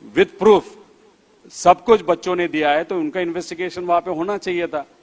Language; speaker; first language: Hindi; non-native, local second language; Marathi